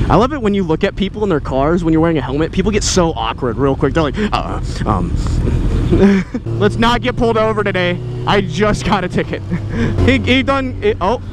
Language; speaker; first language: English; native; English